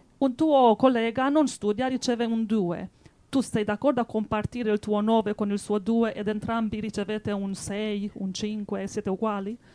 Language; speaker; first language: Italian; non-native, fluent; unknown